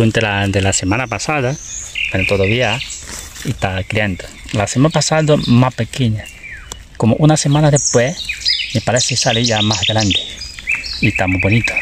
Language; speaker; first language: Spanish; non-native, learner; Chinese